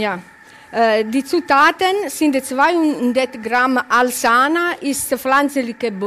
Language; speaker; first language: German; non-native, learner; Italian